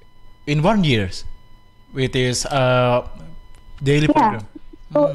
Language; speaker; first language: English; non-native, fluent; Indonesian